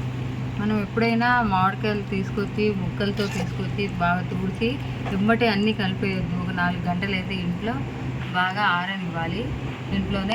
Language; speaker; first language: Telugu; native; Telugu